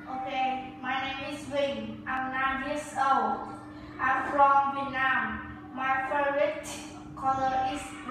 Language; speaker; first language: English; non-native, learner; Vietnamese